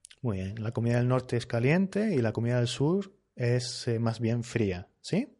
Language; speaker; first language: Spanish; native; Spanish